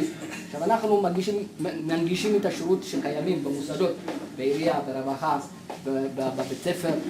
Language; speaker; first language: Hebrew; non-native, fluent; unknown